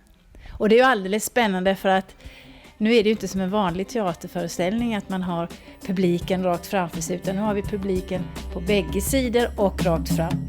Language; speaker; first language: Swedish; native; Swedish